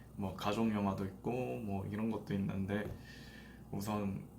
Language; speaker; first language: Korean; native; Korean